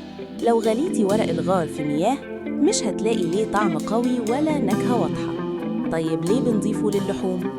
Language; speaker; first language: Arabic; native; Arabic